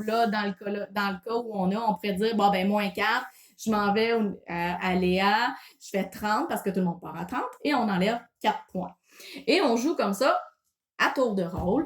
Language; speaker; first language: French; native; French